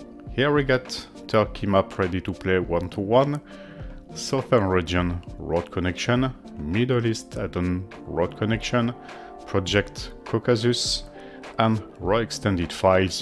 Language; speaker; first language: English; non-native, fluent; French